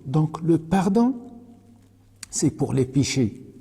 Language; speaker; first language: French; non-native, local second language; Arabic